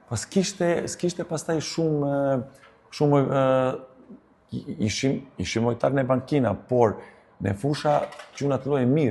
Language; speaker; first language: Albanian; non-native, learner; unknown